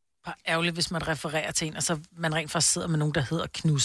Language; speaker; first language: Danish; native; Danish